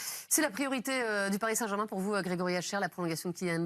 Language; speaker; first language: French; native; French